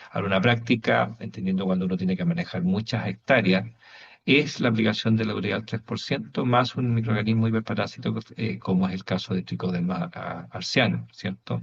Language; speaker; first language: Spanish; native; Spanish